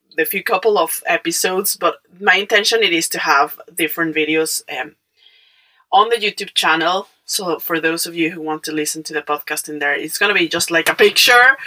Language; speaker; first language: English; non-native, fluent; Spanish